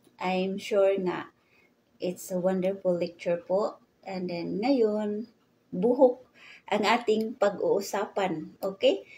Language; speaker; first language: Filipino; non-native, local second language; Cebuano